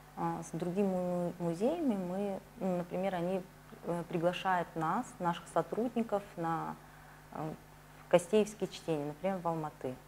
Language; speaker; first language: Russian; native; Russian